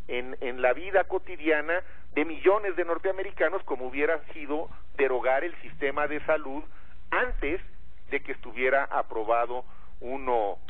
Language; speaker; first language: Spanish; native; Spanish